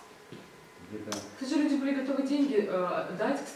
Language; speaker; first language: Russian; native; Russian